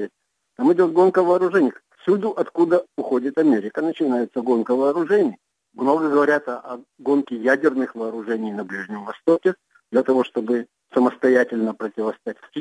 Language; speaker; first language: Russian; native; Russian